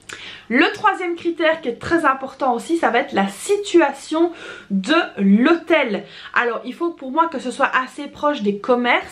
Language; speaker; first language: French; native; French